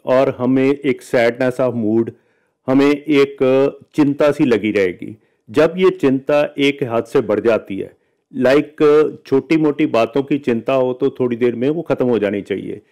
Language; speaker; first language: Hindi; non-native, local second language; Punjabi